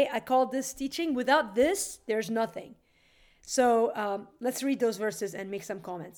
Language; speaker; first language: English; native; English